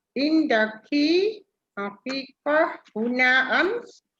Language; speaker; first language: Arabic; non-native, learner; Malay